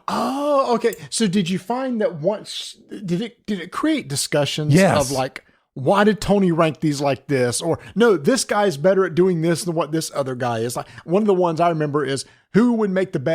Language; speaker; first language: English; native; English